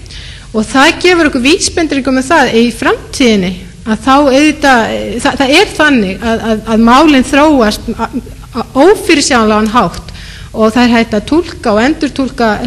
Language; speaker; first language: Icelandic; native; Icelandic